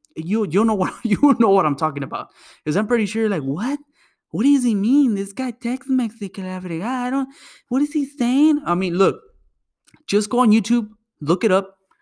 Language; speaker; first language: English; early bilingual, other home language; Spanish